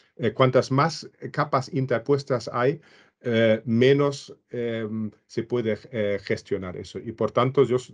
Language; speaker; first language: Spanish; non-native, fluent; German